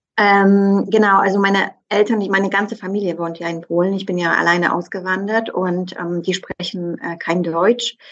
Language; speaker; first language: German; non-native, fluent; Polish